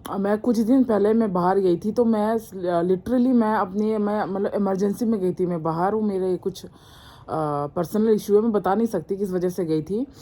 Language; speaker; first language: Hindi; non-native, local second language; Mizo